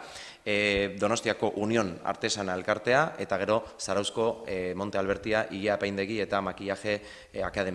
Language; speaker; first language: Basque; native; Basque